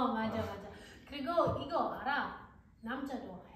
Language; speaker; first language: Korean; non-native, learner; English